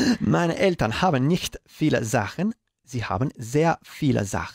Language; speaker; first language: German; non-native, learner; Spanish